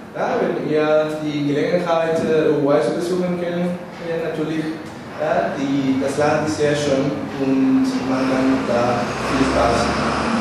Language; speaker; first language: German; non-native, fluent; Spanish